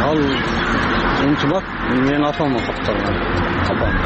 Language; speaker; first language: Kyrgyz; native; Kyrgyz